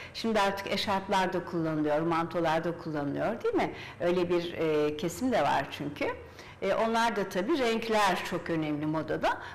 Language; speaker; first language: Turkish; native; Turkish